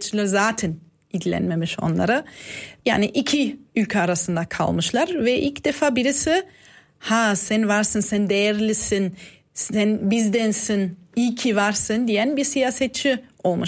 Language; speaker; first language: Turkish; non-native, fluent; German